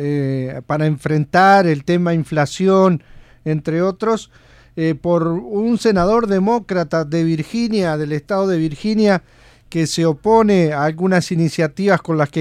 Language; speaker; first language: Spanish; native; Spanish